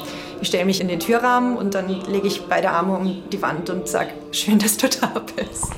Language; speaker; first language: German; native; German